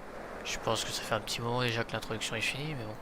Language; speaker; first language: French; native; French